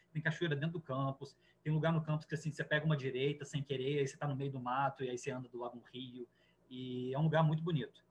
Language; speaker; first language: Portuguese; native; Portuguese